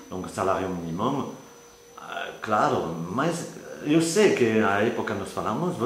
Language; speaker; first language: Portuguese; non-native, fluent; French